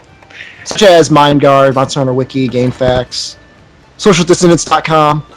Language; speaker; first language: English; native; English